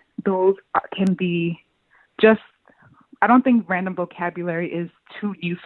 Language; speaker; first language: English; native; English